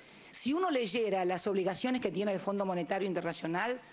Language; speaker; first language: Spanish; native; Spanish